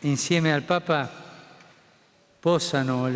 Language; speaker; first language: Italian; non-native, fluent; Spanish